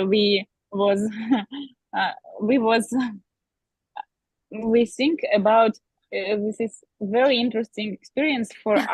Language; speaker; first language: English; non-native, learner; Russian